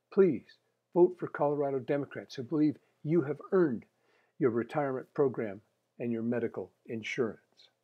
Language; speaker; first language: English; native; English